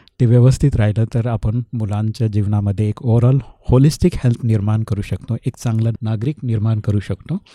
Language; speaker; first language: Marathi; non-native, local second language; Hindi